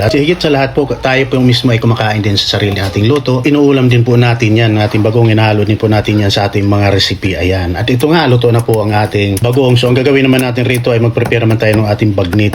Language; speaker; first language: Filipino; native; Filipino